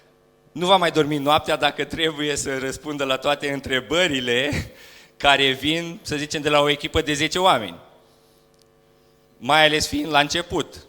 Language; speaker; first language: Romanian; native; Romanian